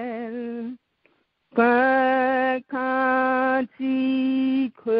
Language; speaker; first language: French; non-native, local second language; Haitian Creole